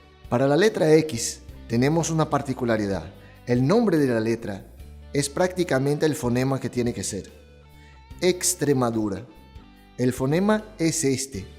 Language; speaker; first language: Spanish; non-native, fluent; Portuguese